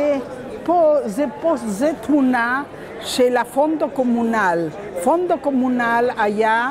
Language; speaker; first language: Hebrew; non-native, local second language; Spanish